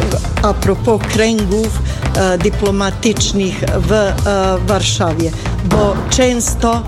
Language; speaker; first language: Polish; non-native, fluent; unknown